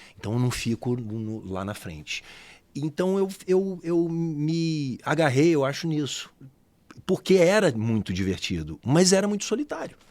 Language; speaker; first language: Portuguese; native; Portuguese